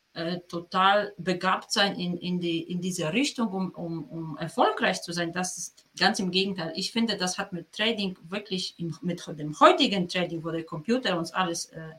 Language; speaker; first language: German; non-native, fluent; Polish